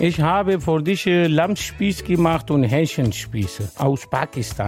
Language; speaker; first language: German; non-native, learner; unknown